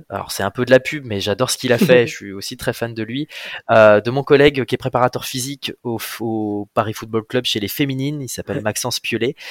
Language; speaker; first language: French; native; French